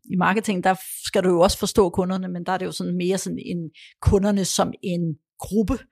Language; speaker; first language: Danish; early bilingual, other home language; Polish